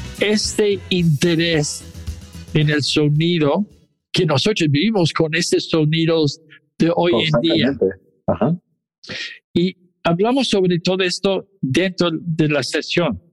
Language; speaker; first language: Spanish; non-native, fluent; English